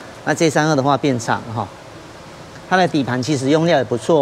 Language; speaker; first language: Chinese; native; Chinese